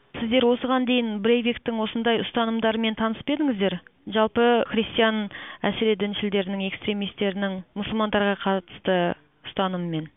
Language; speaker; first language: Kazakh; native; Kazakh